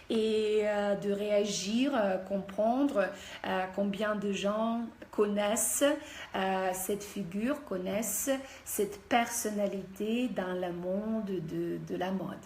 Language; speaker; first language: French; non-native, fluent; Russian